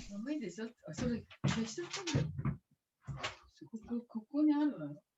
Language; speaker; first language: Japanese; native; Japanese